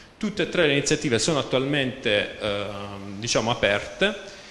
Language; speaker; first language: Italian; native; Italian